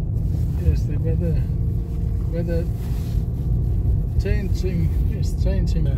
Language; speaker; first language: English; non-native, fluent; Finnish